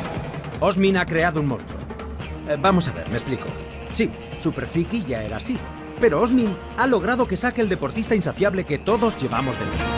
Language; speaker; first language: Spanish; native; Spanish